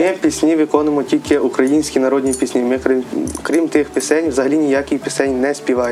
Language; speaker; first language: Ukrainian; native; Ukrainian